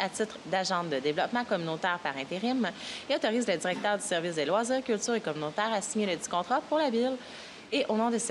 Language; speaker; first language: French; native; French